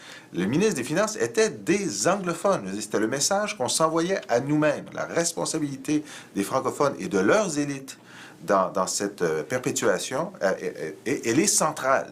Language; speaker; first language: French; native; French